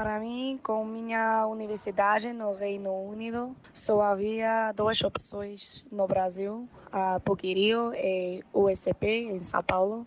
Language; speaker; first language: Portuguese; non-native, fluent; English